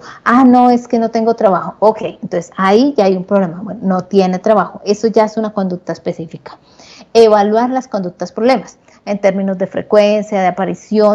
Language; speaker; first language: Spanish; native; Spanish